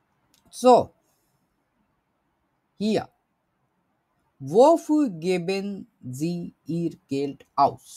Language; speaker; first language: German; non-native, learner; Bangla